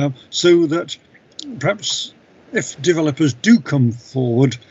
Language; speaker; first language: English; native; English